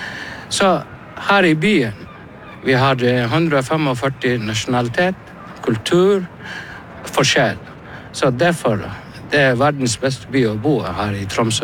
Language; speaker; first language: Norwegian; non-native, learner; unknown